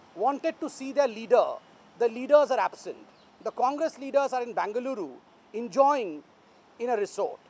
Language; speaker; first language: English; non-native, local second language; Hindi